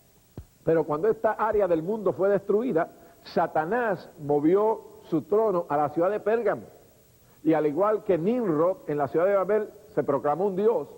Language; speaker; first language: Spanish; native; Spanish